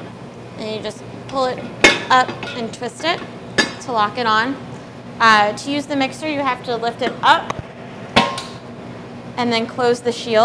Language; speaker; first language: English; native; English